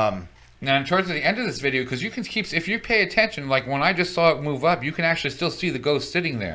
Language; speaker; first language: English; native; English